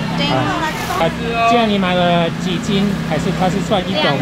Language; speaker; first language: Chinese; non-native, fluent; English